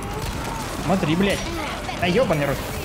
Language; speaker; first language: Russian; native; Russian